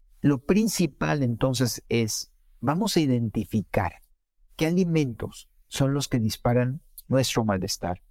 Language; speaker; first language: Spanish; native; Spanish